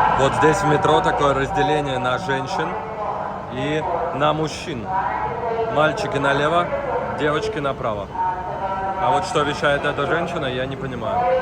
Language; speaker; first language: Russian; native; Russian